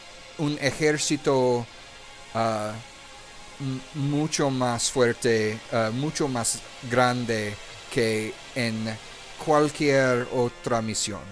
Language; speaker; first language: Spanish; non-native, learner; English